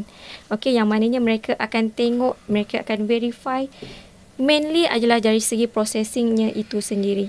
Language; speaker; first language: Malay; native; Malay